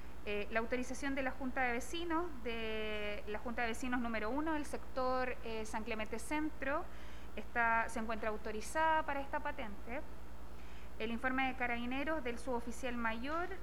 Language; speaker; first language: Spanish; native; Spanish